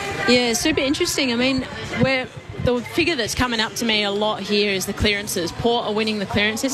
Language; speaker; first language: English; native; English